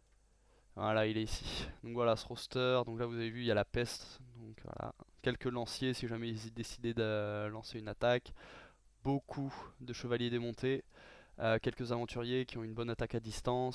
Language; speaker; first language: French; native; French